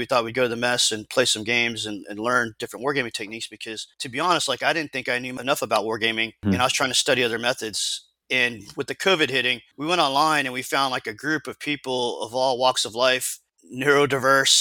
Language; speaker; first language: English; native; English